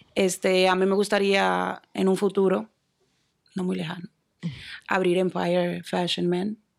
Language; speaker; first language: Spanish; native; Spanish